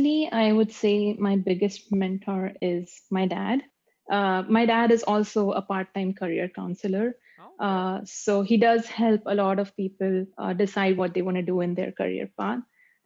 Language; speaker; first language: English; non-native, local second language; Marathi